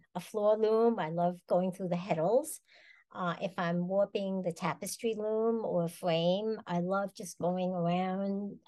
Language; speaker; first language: English; native; English